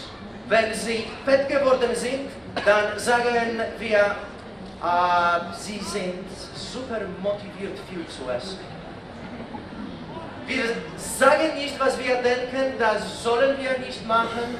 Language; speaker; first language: German; non-native, fluent; Polish